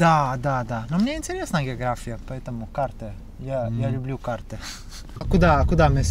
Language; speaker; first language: Russian; non-native, learner; Italian